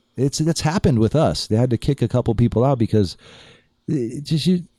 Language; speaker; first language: English; native; English